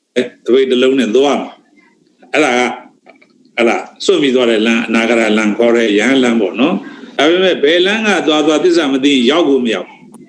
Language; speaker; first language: Burmese; native; Burmese